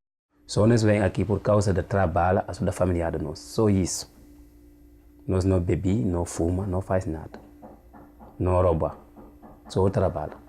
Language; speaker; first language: Portuguese; non-native, learner; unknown